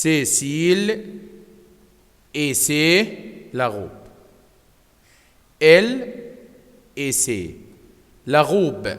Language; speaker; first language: French; non-native, fluent; Arabic